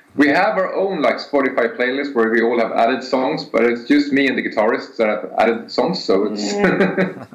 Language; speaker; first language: English; non-native, fluent; Swedish